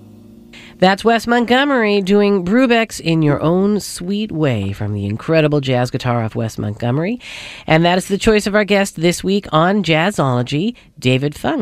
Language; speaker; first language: English; native; English